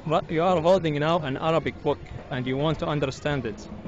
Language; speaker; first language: English; non-native, learner; Arabic